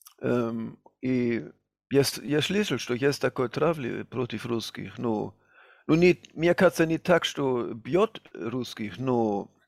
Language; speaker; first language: Russian; non-native, fluent; German